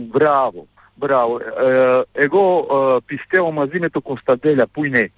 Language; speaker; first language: Greek; non-native, fluent; Serbian